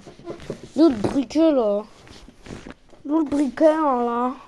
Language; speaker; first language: French; native; French